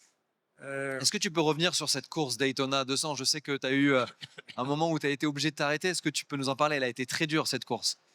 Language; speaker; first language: French; native; French